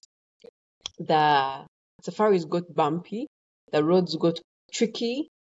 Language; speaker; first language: English; non-native, local second language; Ganda